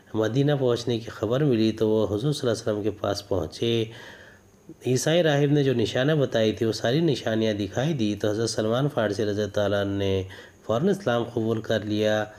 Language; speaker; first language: Urdu; native; Urdu